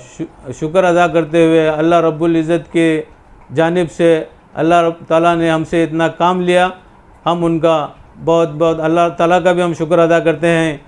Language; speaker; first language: Hindi; native; Hindi